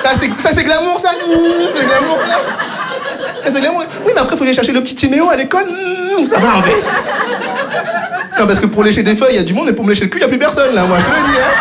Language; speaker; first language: French; native; French